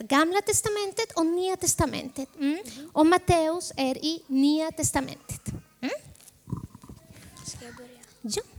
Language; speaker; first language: Swedish; non-native, fluent; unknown